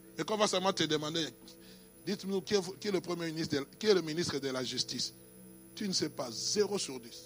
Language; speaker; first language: French; non-native, local second language; Lingala